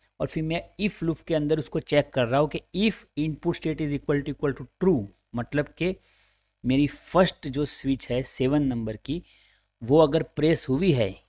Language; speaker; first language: Hindi; native; Hindi